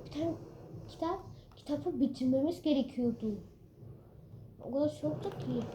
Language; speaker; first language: Turkish; early bilingual, heritage; Turkish